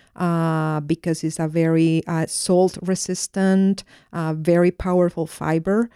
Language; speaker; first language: English; non-native, fluent; Spanish